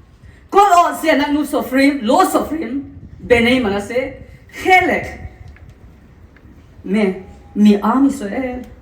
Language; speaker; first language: Hebrew; non-native, fluent; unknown